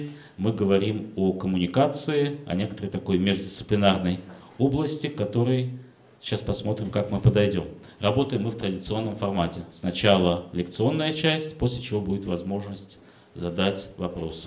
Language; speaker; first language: Russian; native; Russian